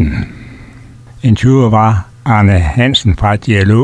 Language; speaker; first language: Danish; native; Danish